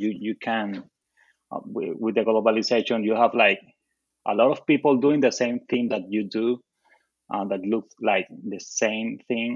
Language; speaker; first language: English; non-native, fluent; Spanish